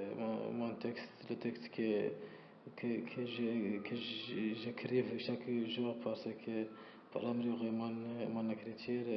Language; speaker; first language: French; non-native, learner; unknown